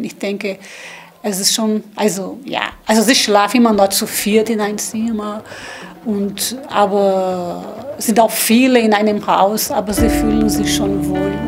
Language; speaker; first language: German; non-native, learner; Portuguese